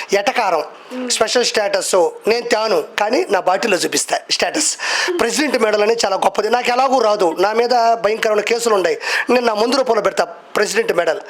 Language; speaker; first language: Telugu; native; Telugu